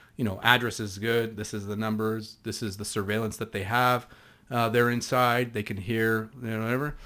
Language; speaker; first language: English; non-native, fluent; Hebrew